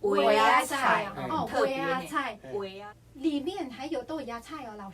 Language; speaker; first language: Chinese; non-native, fluent; Vietnamese